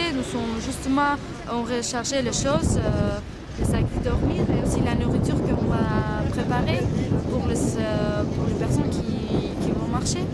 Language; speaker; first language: French; non-native, fluent; Spanish